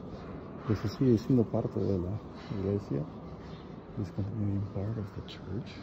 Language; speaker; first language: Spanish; early bilingual, heritage; Spanish